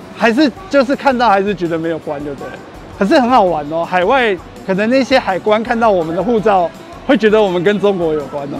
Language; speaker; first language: Chinese; native; Chinese